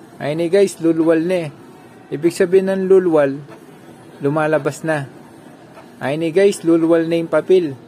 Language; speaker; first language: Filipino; non-native, local second language; Pampanga